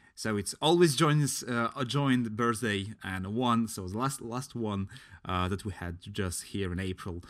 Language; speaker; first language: English; non-native, fluent; Latvian